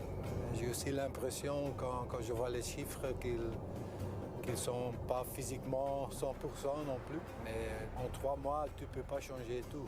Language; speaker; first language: French; non-native, local second language; Dutch